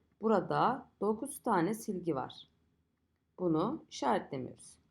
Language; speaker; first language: Turkish; native; Turkish